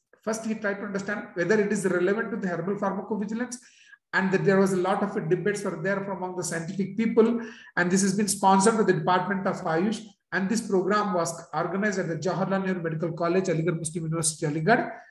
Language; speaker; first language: English; non-native, local second language; Urdu